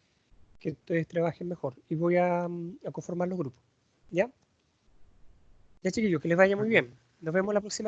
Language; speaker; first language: Spanish; native; Spanish